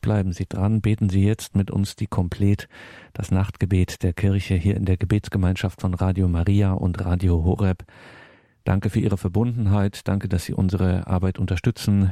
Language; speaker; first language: German; native; German